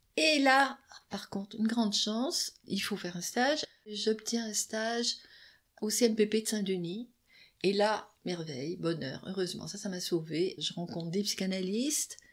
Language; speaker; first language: French; native; French